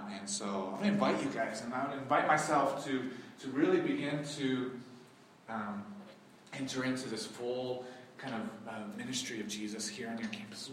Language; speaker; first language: English; early bilingual, heritage; English